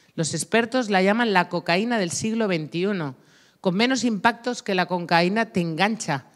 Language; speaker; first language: Spanish; native; Spanish